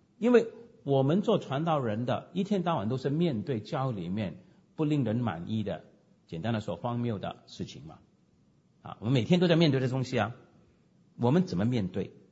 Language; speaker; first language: Chinese; non-native, local second language; Cantonese